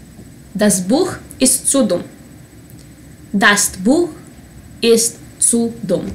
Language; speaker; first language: German; non-native, fluent; Serbian